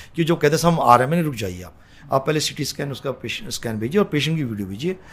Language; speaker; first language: Hindi; native; Hindi